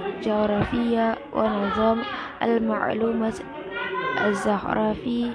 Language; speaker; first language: Arabic; non-native, learner; Indonesian